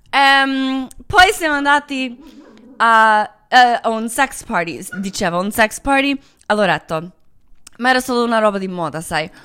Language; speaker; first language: Italian; non-native, fluent; Croatian